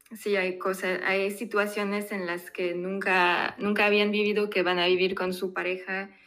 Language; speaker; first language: Spanish; non-native, fluent; French